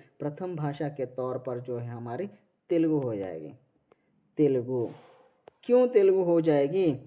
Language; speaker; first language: Hindi; non-native, local second language; Marathi